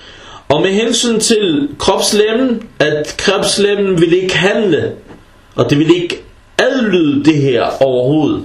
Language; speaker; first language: Danish; early bilingual, other home language; Arabic